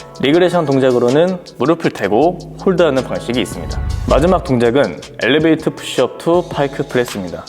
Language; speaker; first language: Korean; native; Korean